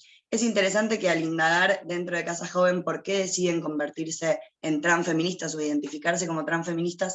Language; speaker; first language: Spanish; native; Spanish